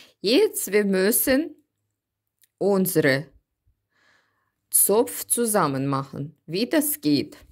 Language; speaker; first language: German; non-native, learner; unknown